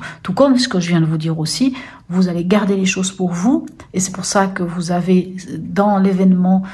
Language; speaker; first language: French; native; French